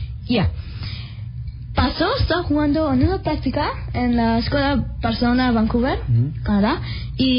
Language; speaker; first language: Spanish; early bilingual, heritage; Spanish